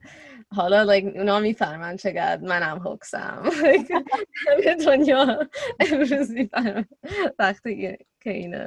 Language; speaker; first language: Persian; early bilingual, heritage; Persian